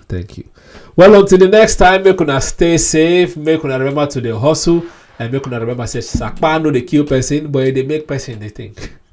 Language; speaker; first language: Nigerian Pidgin; non-native, local second language; Yoruba